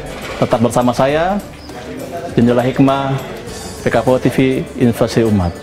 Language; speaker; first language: Indonesian; native; Indonesian